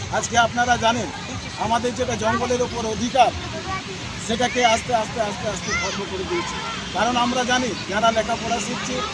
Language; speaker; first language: Bangla; non-native, local second language; Santali